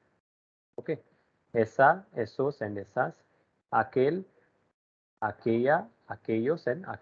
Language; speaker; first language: Spanish; non-native, fluent; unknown